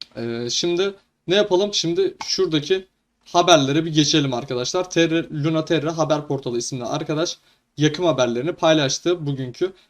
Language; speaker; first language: Turkish; native; Turkish